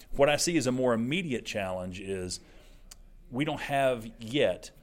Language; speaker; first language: English; native; English